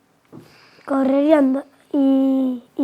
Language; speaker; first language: Spanish; native; Spanish